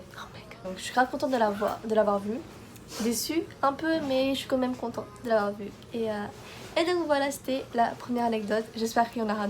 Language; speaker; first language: French; native; French